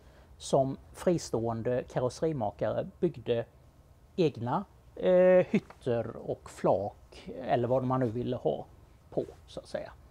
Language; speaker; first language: Swedish; native; Swedish